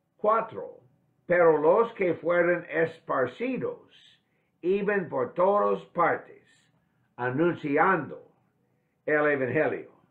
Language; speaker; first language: Spanish; non-native, fluent; English